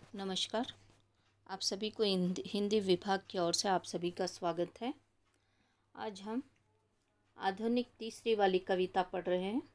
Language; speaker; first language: Hindi; non-native, local second language; Kannada